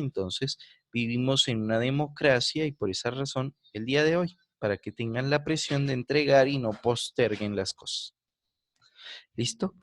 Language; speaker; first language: Spanish; native; Spanish